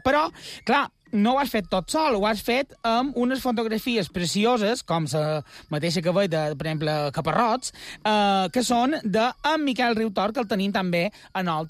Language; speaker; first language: Catalan; native; Catalan